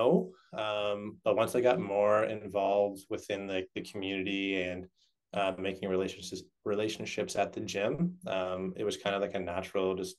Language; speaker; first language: English; native; English